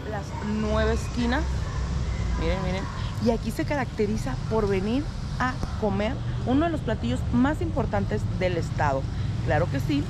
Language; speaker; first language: Spanish; native; Spanish